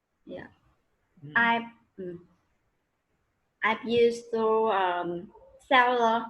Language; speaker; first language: English; non-native, learner; Vietnamese